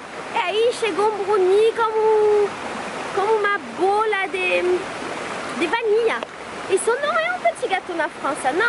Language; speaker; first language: Portuguese; non-native, fluent; French